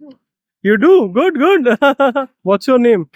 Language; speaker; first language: English; non-native, local second language; Hindi